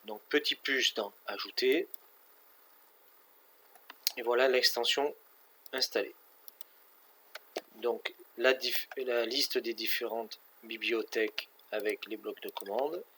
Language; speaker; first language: French; native; French